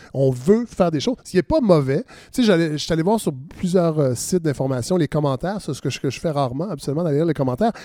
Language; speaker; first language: French; native; French